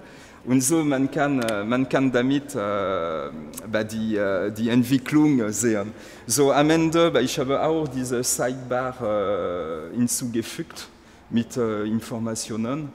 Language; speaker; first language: German; non-native, learner; French